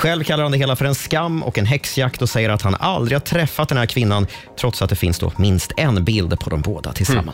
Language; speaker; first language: Swedish; native; Swedish